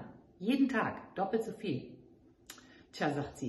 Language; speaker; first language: German; native; German